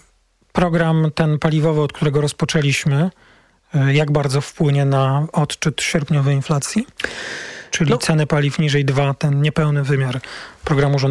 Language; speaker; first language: Polish; native; Polish